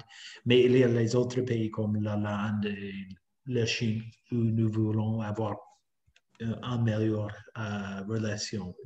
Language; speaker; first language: French; non-native, fluent; English